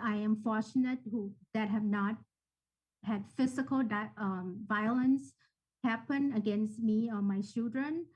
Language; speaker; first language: English; non-native, fluent; Thai